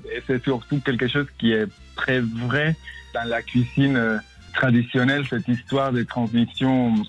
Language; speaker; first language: French; non-native, fluent; Spanish